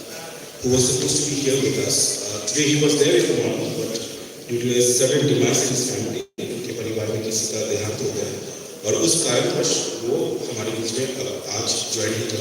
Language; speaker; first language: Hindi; non-native, local second language; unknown